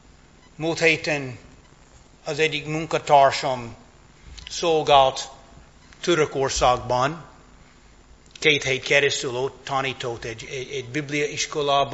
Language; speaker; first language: Hungarian; non-native, fluent; English